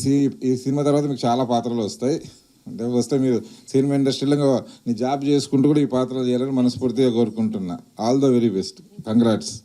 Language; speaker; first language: Telugu; native; Telugu